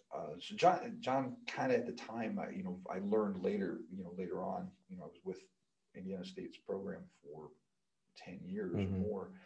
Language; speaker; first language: English; native; English